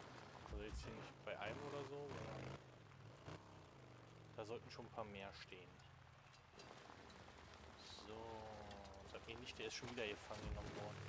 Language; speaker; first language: German; native; German